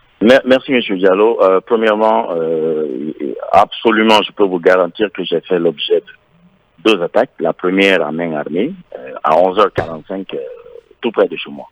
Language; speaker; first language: French; non-native, local second language; Fula